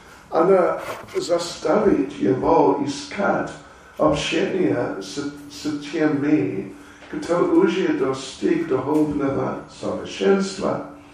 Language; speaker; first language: Russian; non-native, learner; English